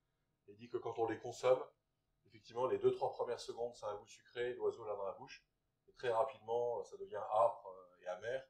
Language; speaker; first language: French; native; French